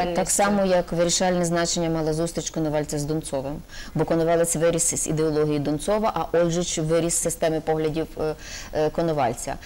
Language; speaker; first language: Ukrainian; native; Ukrainian